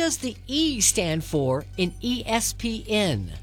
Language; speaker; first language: English; native; English